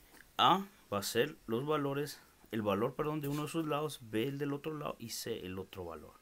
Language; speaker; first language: Spanish; native; Spanish